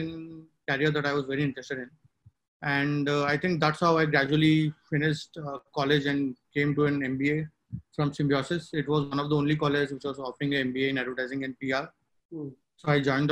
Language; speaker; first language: English; non-native, local second language; Telugu